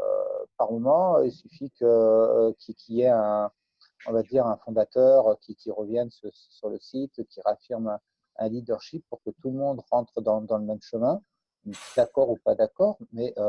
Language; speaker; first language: French; native; French